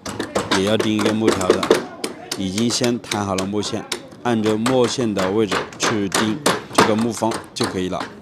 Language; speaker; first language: Chinese; native; Chinese